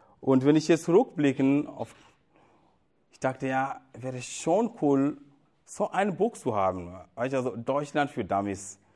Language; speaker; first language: German; non-native, fluent; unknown